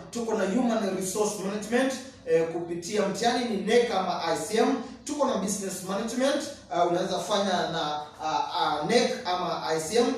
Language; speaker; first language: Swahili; non-native, local second language; Kamba